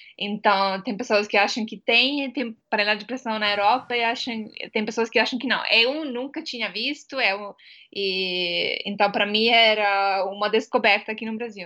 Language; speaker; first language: Portuguese; non-native, fluent; Estonian